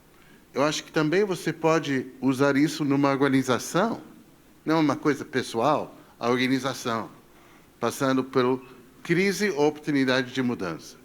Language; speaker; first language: Portuguese; non-native, fluent; English